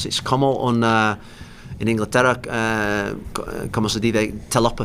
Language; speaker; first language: Spanish; non-native, learner; English